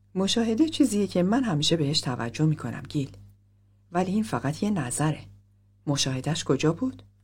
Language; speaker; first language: Persian; native; Persian